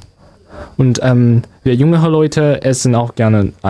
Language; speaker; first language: German; non-native, learner; Chinese